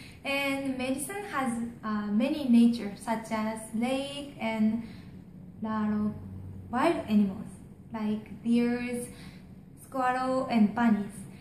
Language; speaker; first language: English; non-native, learner; Japanese